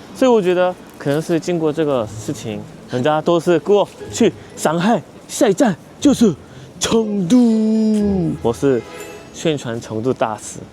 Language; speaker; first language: Chinese; non-native, fluent; Korean